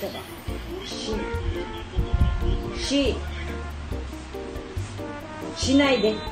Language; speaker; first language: Japanese; non-native, learner; Filipino